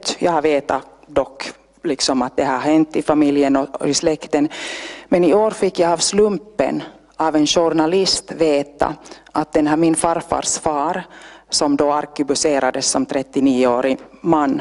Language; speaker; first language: Swedish; native; Swedish